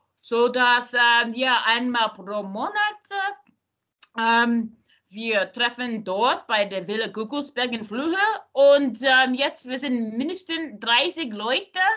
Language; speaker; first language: German; non-native, learner; English